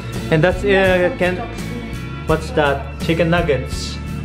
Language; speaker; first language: English; non-native, local second language; Filipino